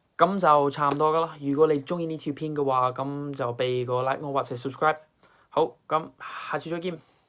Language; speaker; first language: Cantonese; non-native, fluent; English